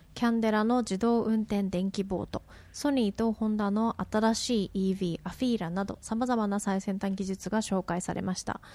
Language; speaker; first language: Japanese; early bilingual, heritage; Japanese